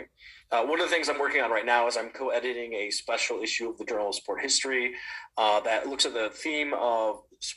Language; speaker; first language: English; native; English